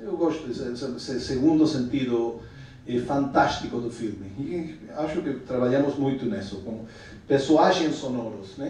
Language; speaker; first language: Portuguese; non-native, fluent; Spanish